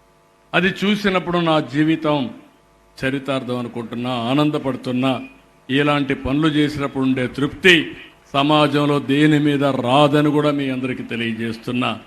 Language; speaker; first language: Telugu; native; Telugu